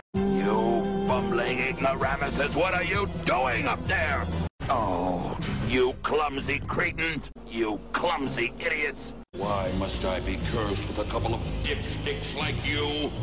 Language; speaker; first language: English; native; English